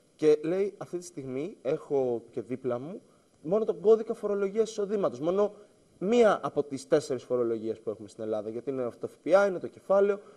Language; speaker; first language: Greek; native; Greek